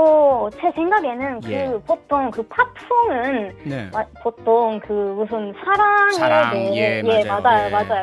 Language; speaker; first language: Korean; non-native, learner; Swedish